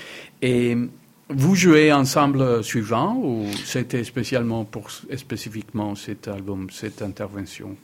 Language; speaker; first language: French; non-native, fluent; Spanish